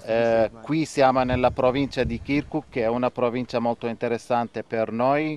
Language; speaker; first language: Italian; non-native, fluent; Kurdish